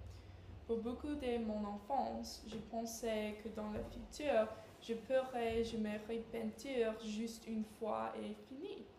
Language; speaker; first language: French; non-native, learner; English